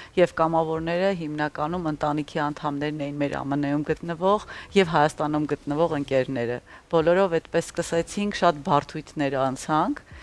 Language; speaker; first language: Armenian; native; Armenian